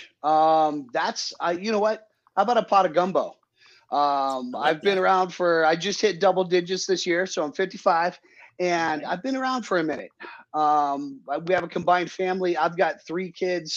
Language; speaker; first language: English; native; English